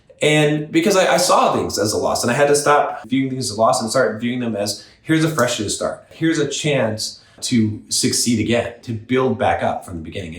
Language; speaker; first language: English; native; English